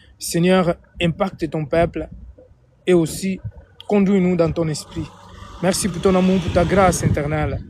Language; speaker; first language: French; non-native, fluent; Portuguese